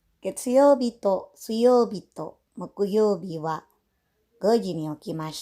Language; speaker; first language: Japanese; non-native, fluent; Indonesian